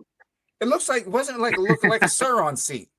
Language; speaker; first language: English; native; English